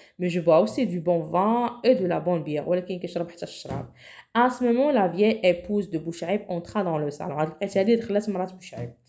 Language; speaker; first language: French; non-native, local second language; Arabic